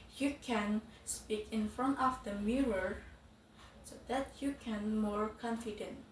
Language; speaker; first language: English; non-native, fluent; Indonesian